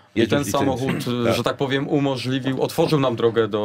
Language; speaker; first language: Polish; native; Polish